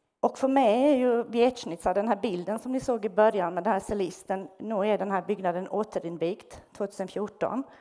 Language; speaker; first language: Swedish; non-native, fluent; Bosnian